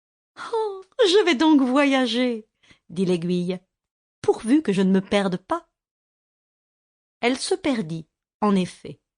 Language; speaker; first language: French; native; French